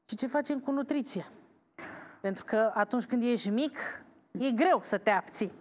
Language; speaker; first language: Romanian; native; Romanian